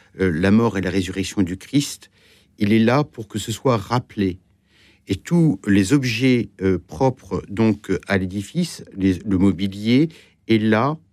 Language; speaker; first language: French; native; French